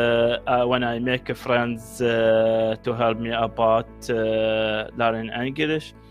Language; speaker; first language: English; non-native, learner; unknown